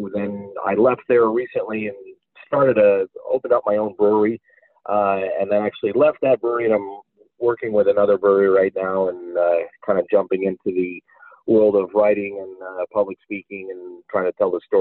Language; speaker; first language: English; native; English